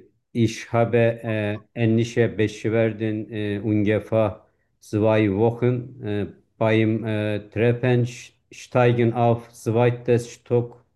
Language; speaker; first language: German; non-native, fluent; Turkish